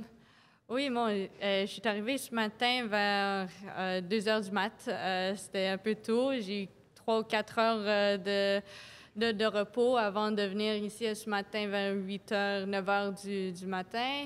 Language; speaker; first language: French; non-native, local second language; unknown